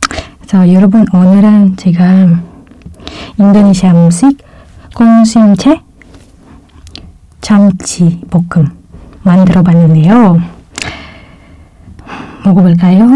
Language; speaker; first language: Korean; non-native, fluent; Indonesian